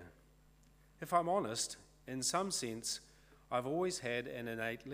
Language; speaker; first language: English; native; English